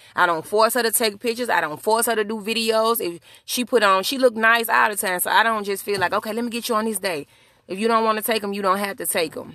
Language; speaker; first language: English; native; English